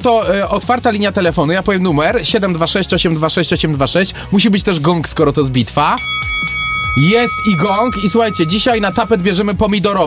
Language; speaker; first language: Polish; native; Polish